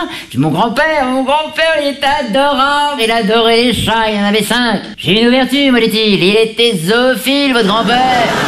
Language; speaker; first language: French; native; French